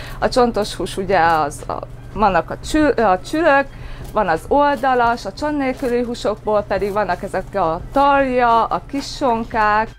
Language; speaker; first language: Hungarian; native; Hungarian